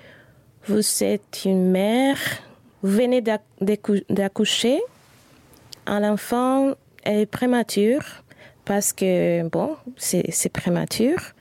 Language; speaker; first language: French; non-native, fluent; Spanish